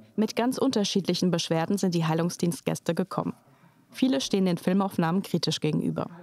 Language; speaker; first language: German; native; German